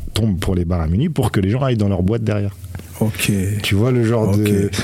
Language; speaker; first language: French; native; French